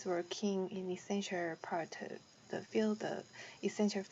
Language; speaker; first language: English; non-native, learner; Korean